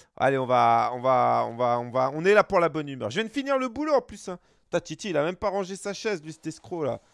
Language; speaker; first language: French; native; French